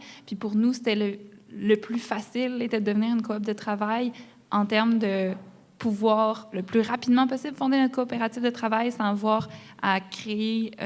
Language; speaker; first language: French; native; French